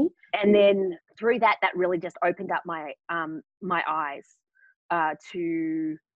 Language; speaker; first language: English; native; English